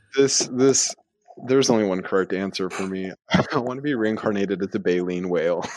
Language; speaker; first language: English; native; English